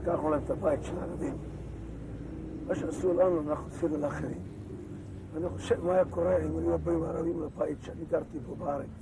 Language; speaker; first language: Hebrew; non-native, fluent; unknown